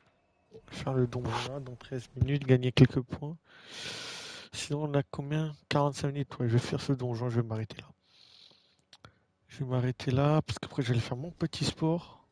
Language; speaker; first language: French; native; French